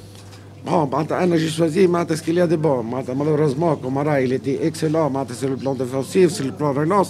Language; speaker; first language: French; non-native, local second language; Arabic